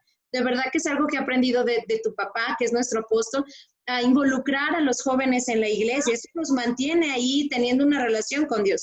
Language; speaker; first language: Spanish; native; Spanish